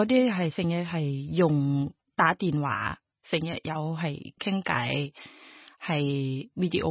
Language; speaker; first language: Cantonese; non-native, fluent; Thai